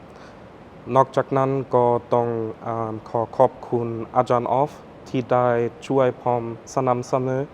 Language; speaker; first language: Thai; non-native, fluent; German